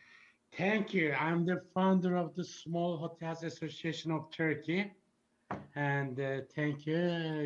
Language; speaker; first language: English; non-native, fluent; Turkish